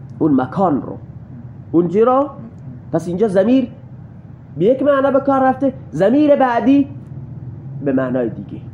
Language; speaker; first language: Persian; non-native, local second language; Baluchi